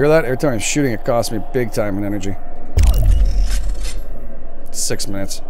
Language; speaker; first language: English; native; English